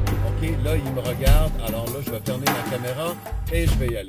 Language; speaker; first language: French; native; French